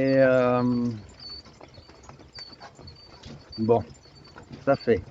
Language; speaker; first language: French; non-native, learner; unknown